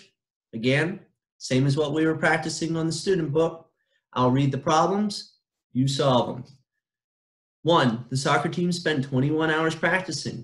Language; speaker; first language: English; native; English